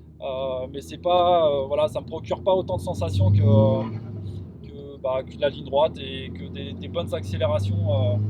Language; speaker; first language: French; native; French